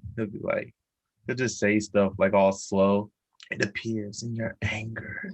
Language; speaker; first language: English; native; English